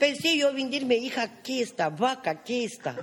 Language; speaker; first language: Spanish; non-native, learner; Romany